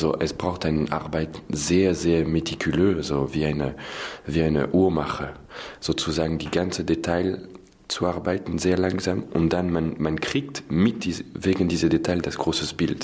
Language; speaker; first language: German; non-native, fluent; French